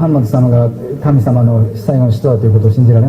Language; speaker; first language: Japanese; native; Japanese